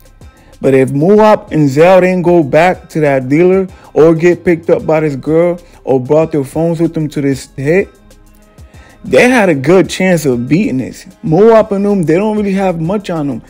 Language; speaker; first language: English; native; English